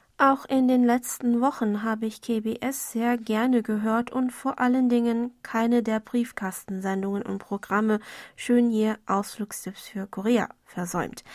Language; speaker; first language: German; non-native, fluent; Korean